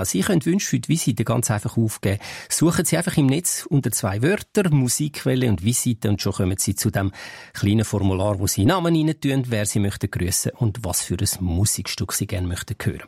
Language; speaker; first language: German; native; German